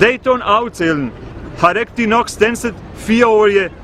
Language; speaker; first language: Danish; non-native, fluent; Bosnian